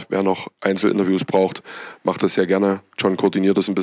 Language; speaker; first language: German; native; German